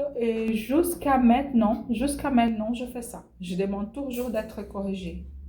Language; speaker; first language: French; non-native, fluent; Portuguese